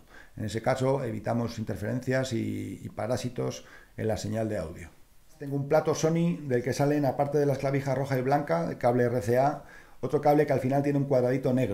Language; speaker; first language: Spanish; native; Spanish